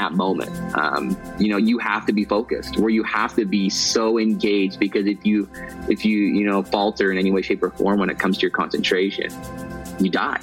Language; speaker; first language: English; native; English